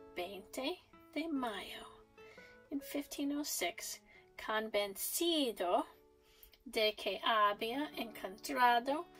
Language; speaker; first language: Spanish; non-native, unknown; English